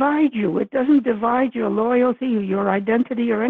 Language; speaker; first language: English; early bilingual, other home language; Spanish